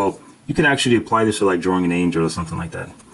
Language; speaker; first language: English; native; English